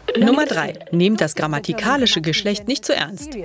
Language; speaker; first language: German; non-native, fluent; Bangla